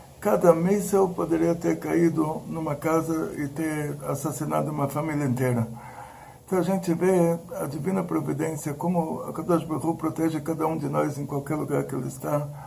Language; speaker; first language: Portuguese; early bilingual, other home language; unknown